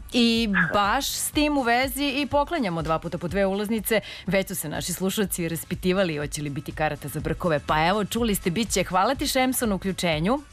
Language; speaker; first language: Serbian; native; Serbian